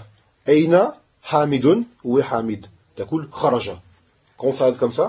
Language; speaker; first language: Arabic; non-native, fluent; French